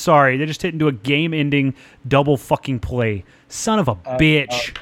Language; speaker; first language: English; native; English